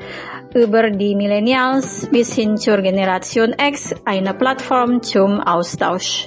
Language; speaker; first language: German; non-native, fluent; Indonesian